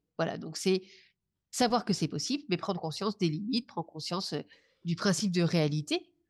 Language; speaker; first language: French; native; French